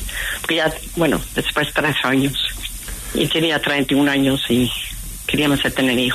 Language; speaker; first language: Spanish; non-native, fluent; Dutch